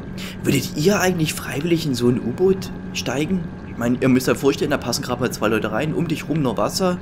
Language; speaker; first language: German; native; German